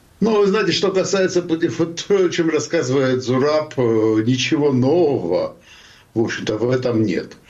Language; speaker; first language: Russian; non-native, local second language; Georgian